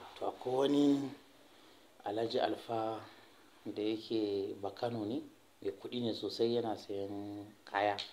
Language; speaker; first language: Hausa; early bilingual, heritage; Hausa